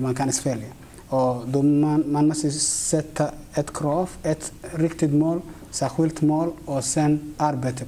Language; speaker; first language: Swedish; non-native, fluent; Somali